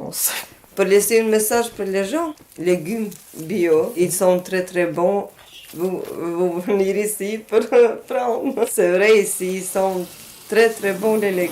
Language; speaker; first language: French; non-native, learner; Albanian